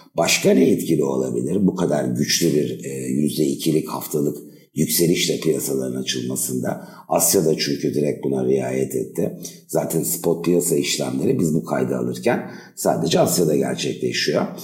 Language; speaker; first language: Turkish; native; Turkish